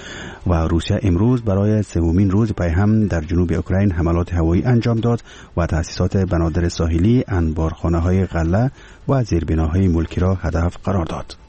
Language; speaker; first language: Persian; native; Persian